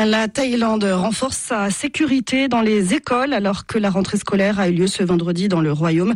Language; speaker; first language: French; native; French